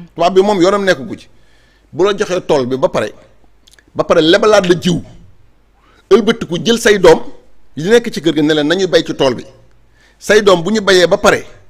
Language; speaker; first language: Wolof; native; Wolof